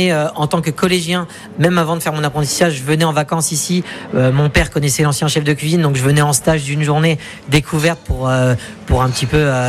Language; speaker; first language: French; native; French